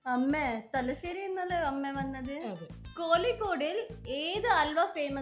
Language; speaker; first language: Malayalam; non-native, learner; Tamil